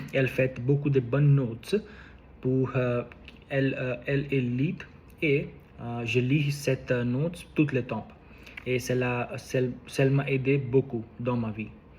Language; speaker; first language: French; non-native, learner; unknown